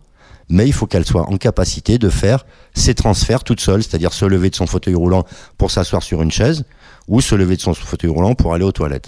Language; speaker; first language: French; native; French